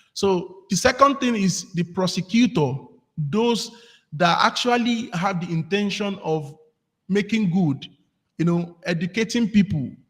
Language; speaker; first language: English; non-native, local second language; Yoruba